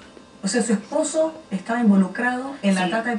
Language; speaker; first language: Spanish; native; Spanish